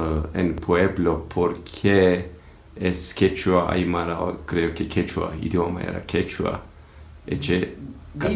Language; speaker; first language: Spanish; non-native, learner; Turkish